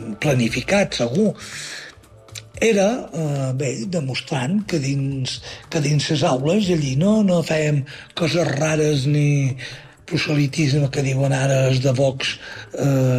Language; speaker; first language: Catalan; native; Catalan